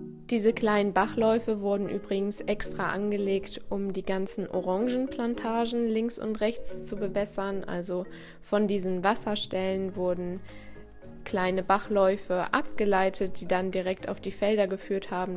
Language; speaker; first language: German; native; German